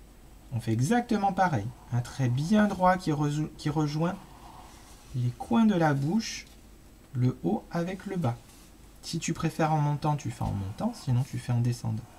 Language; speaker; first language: French; native; French